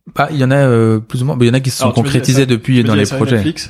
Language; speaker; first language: French; native; French